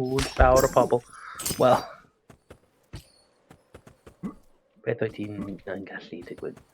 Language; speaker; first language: Welsh; non-native, learner; English